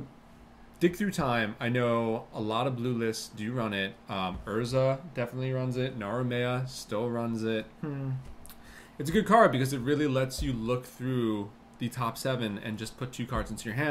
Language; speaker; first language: English; native; English